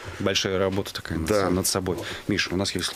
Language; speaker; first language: Russian; native; Russian